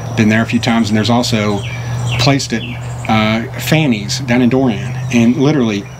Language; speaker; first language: English; native; English